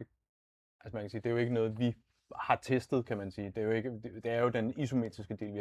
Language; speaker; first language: Danish; native; Danish